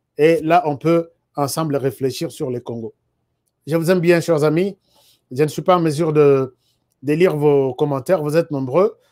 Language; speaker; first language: French; non-native, local second language; Lingala